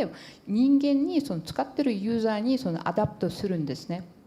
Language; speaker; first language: Japanese; non-native, fluent; Portuguese